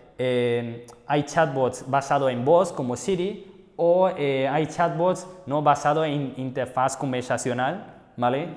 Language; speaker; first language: Spanish; non-native, fluent; Chinese